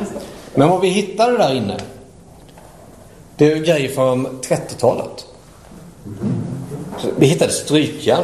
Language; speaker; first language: Swedish; native; Swedish